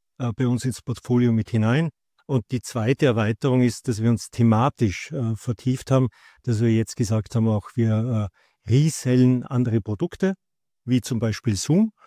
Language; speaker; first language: German; native; German